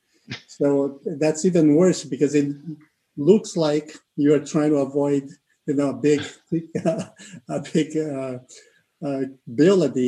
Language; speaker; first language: English; non-native, fluent; Portuguese